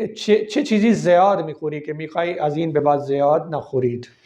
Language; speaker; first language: Persian; non-native, fluent; Urdu